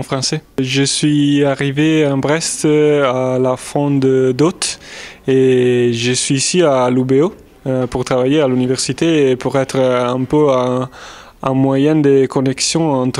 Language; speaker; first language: French; non-native, fluent; Italian